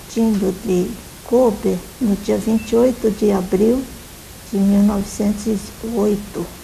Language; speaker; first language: Portuguese; early bilingual, other home language; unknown